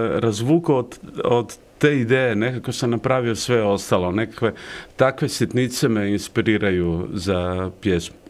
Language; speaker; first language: Croatian; native; Croatian